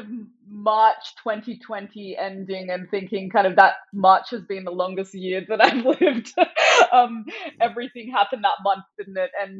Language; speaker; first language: English; non-native, local second language; Persian